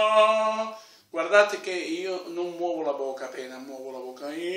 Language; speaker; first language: Italian; non-native, fluent; Spanish